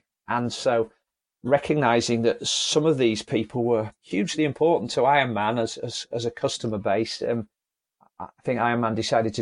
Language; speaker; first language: English; native; English